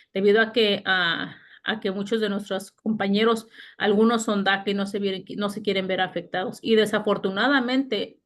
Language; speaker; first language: Spanish; native; Spanish